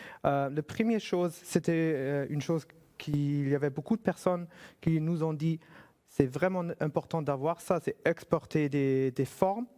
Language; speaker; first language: French; non-native, fluent; German